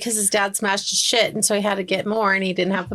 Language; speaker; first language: English; native; English